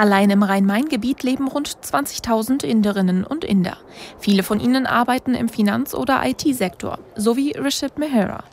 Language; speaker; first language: German; native; German